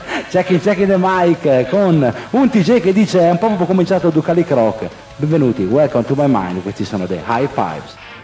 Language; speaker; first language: Italian; native; Italian